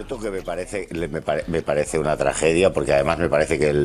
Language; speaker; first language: Spanish; native; Spanish